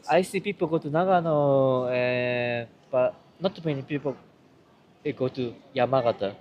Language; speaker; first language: English; non-native, learner; Japanese